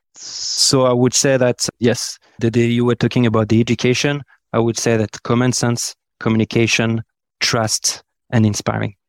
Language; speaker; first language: English; non-native, fluent; French